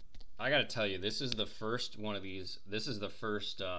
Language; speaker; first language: English; native; English